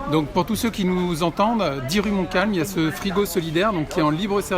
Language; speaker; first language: French; native; French